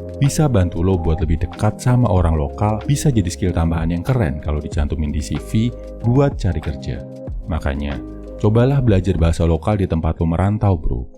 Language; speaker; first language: Indonesian; native; Indonesian